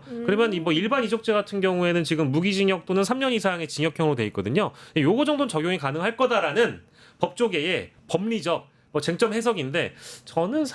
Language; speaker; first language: Korean; native; Korean